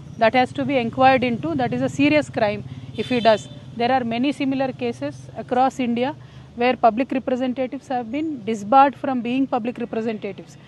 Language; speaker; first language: English; non-native, local second language; Telugu